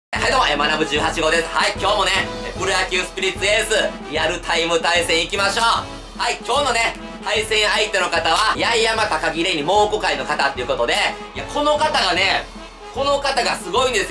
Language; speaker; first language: Japanese; native; Japanese